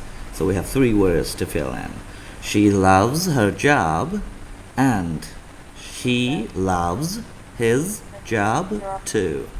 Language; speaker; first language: English; non-native, fluent; Vietnamese